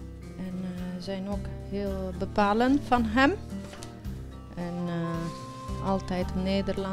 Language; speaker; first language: Dutch; early bilingual, heritage; Italian